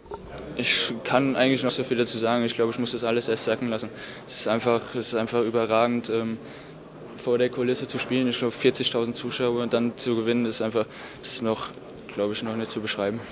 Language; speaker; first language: German; native; German